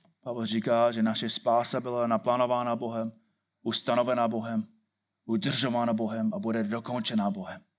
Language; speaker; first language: Czech; non-native, fluent; English